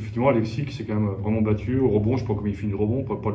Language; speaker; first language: French; native; French